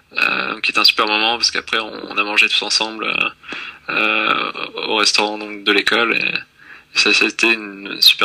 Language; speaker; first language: French; native; French